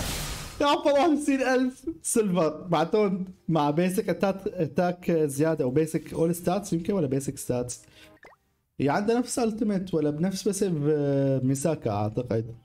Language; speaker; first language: Arabic; native; Arabic